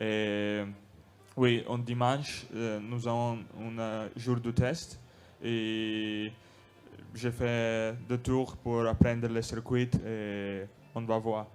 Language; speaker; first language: French; non-native, learner; Russian